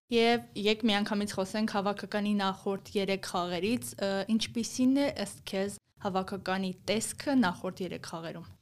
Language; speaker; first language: Armenian; native; Armenian